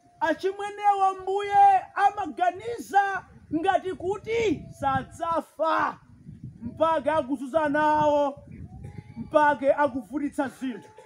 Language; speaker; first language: Nyanja; non-native, local second language; Tumbuka